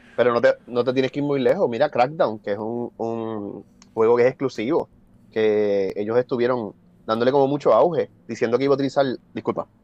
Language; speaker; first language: Spanish; native; Spanish